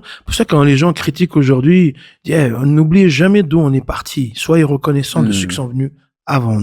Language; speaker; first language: French; non-native, local second language; Arabic